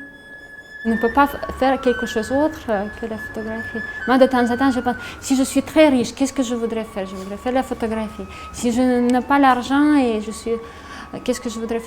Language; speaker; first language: French; non-native, fluent; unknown